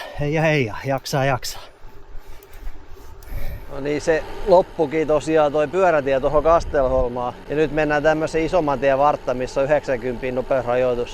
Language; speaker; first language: Finnish; native; Finnish